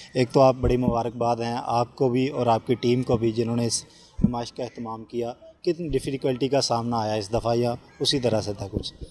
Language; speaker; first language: Urdu; non-native, local second language; Punjabi